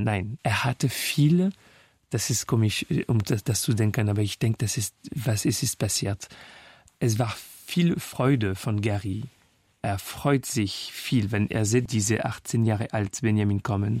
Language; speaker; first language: German; non-native, fluent; French